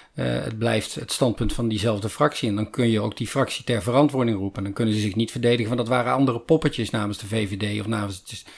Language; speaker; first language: Dutch; native; Dutch